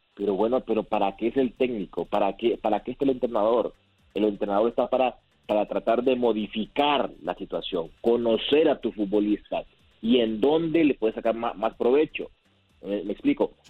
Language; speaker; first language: Spanish; native; Spanish